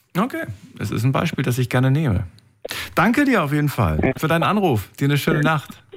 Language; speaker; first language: German; native; German